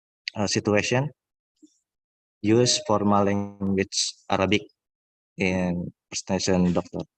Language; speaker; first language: English; non-native, learner; Indonesian